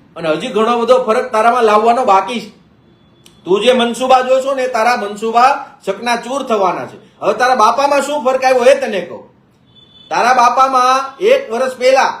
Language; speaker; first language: Gujarati; native; Gujarati